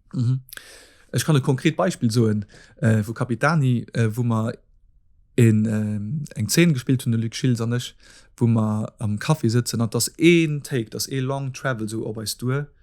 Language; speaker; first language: Luxembourgish; native; Luxembourgish